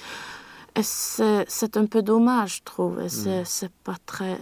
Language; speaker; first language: French; non-native, learner; Swedish